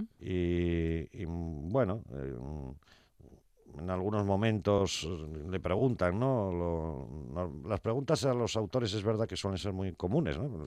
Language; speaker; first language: Spanish; native; Spanish